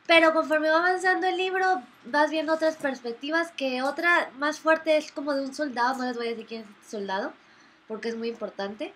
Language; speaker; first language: Spanish; native; Spanish